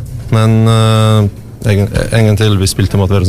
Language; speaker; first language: Norwegian; non-native, learner; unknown